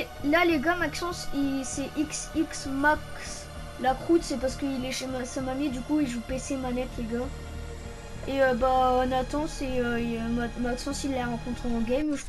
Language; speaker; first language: French; native; French